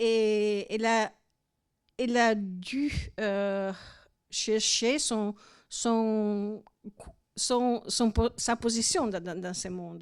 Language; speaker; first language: French; non-native, fluent; Italian